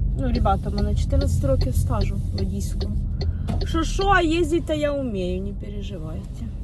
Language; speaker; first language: Ukrainian; native; Ukrainian